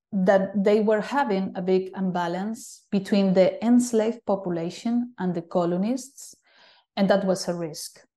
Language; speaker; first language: English; non-native, fluent; Galician